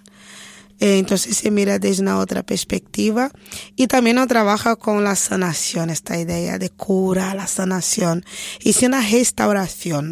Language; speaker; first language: Spanish; non-native, fluent; Portuguese